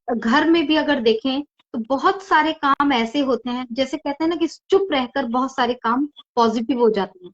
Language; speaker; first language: Hindi; native; Hindi